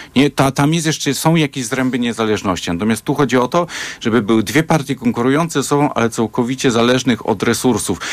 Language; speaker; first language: Polish; native; Polish